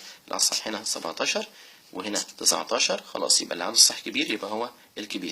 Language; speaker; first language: Arabic; native; Arabic